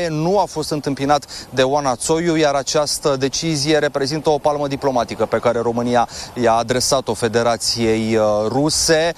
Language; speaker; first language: Romanian; native; Romanian